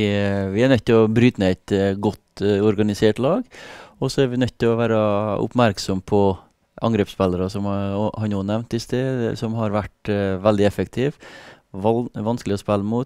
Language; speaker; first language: Norwegian; native; Norwegian